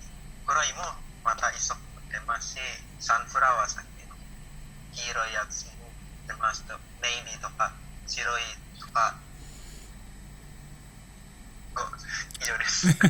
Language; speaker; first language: Japanese; non-native, learner; Indonesian